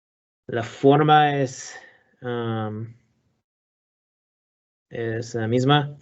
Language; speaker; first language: Spanish; non-native, learner; English